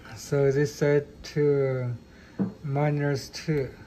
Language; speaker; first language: English; non-native, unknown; Chinese